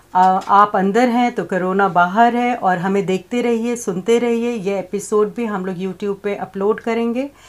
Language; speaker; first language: Hindi; native; Hindi